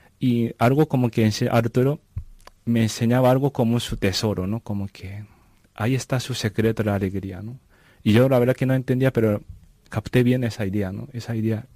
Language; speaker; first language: Spanish; non-native, fluent; Japanese